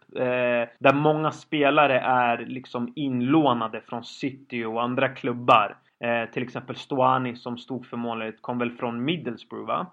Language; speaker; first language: Swedish; early bilingual, other home language; Kurdish